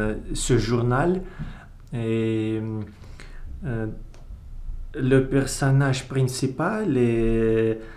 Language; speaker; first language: French; non-native, learner; Russian